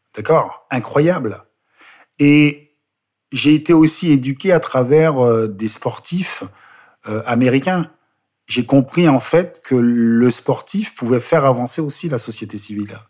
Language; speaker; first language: French; native; French